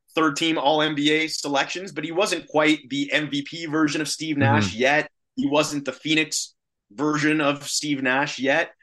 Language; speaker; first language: English; native; English